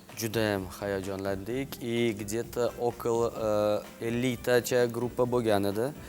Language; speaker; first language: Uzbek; non-native, local second language; Russian